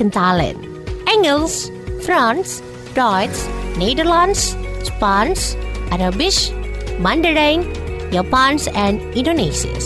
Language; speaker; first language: Dutch; non-native, fluent; Indonesian